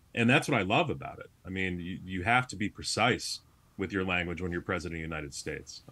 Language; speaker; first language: English; native; English